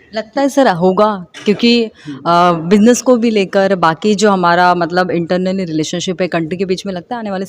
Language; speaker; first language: Hindi; native; Hindi